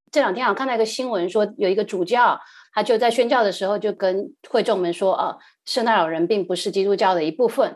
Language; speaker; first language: Chinese; native; Chinese